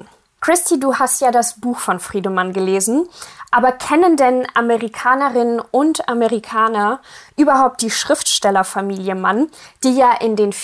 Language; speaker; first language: German; native; German